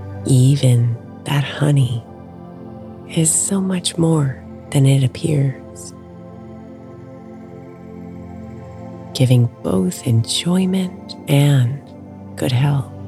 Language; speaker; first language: English; native; English